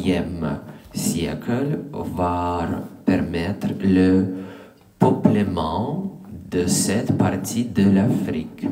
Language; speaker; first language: French; non-native, learner; English